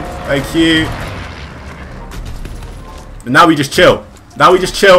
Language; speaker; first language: English; native; English